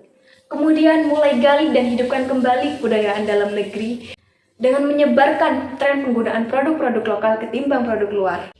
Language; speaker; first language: Indonesian; native; Indonesian